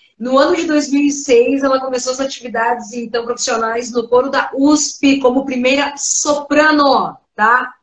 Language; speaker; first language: Portuguese; native; Portuguese